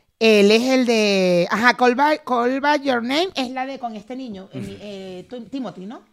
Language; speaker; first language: Spanish; native; Spanish